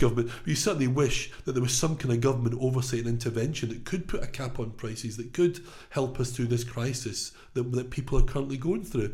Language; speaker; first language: English; native; English